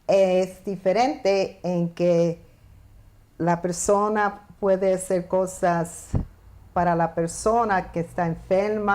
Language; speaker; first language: Spanish; early bilingual, heritage; Spanish